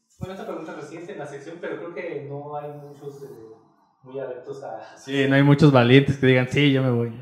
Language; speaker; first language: Spanish; native; Spanish